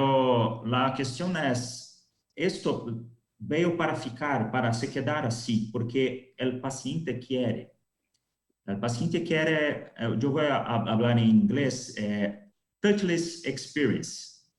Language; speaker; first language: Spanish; non-native, learner; Portuguese